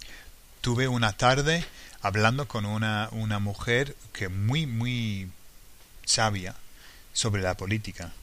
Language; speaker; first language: Spanish; non-native, fluent; English